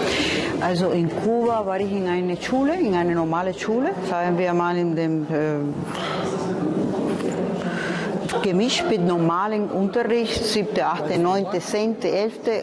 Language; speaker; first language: German; non-native, fluent; Spanish